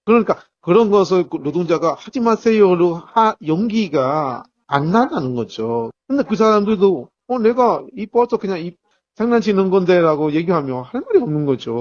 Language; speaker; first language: Korean; non-native, fluent; Burmese